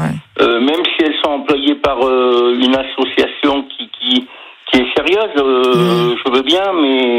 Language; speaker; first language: French; native; French